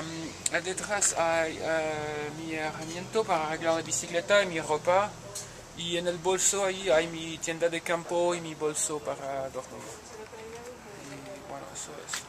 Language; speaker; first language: Spanish; non-native, fluent; French